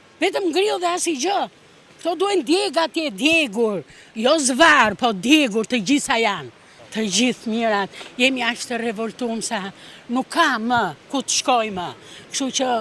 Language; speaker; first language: Albanian; native; Albanian